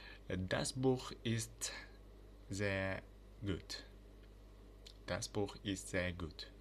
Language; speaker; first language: German; non-native, fluent; Uzbek